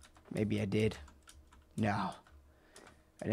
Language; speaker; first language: English; native; English